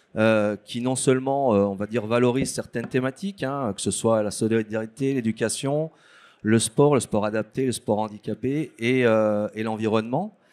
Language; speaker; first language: French; native; French